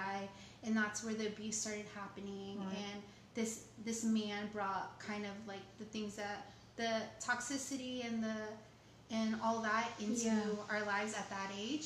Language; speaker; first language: English; early bilingual, other home language; Spanish